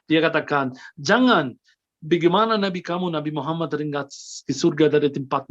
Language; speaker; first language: Indonesian; non-native, fluent; Arabic